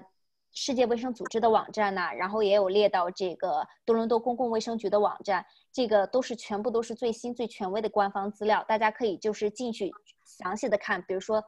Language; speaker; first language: Chinese; native; Chinese